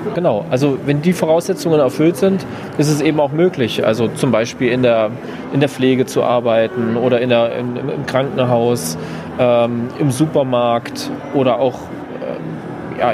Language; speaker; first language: German; native; German